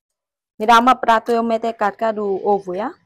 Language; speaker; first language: Portuguese; non-native, learner; Vietnamese